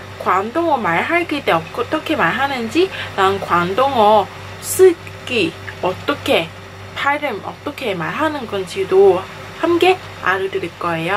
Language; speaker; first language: Korean; non-native, fluent; Cantonese